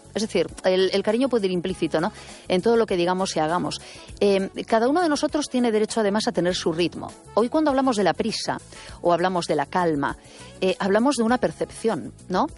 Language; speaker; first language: Spanish; native; Spanish